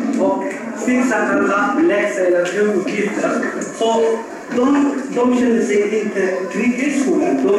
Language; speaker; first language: Swedish; non-native, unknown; Somali